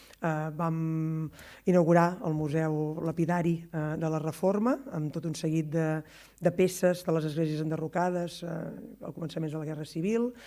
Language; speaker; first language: Catalan; native; Catalan